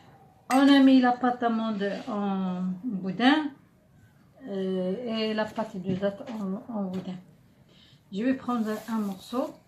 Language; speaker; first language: French; non-native, local second language; Arabic